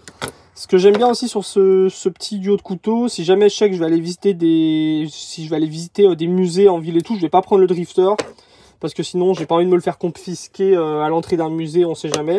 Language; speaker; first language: French; native; French